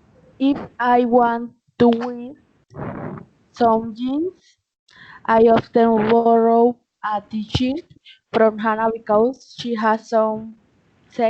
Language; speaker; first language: English; non-native, learner; Spanish